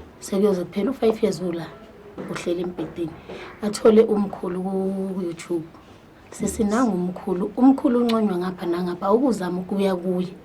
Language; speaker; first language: Zulu; native; Zulu